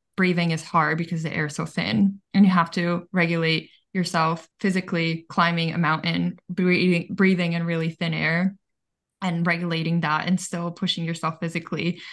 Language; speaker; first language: English; early bilingual, other home language; Bulgarian